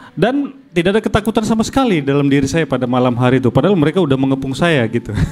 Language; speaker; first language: Indonesian; native; Indonesian